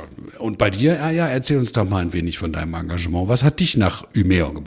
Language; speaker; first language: German; native; German